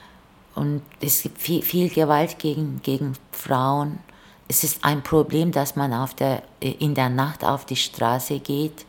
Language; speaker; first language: German; non-native, fluent; Turkish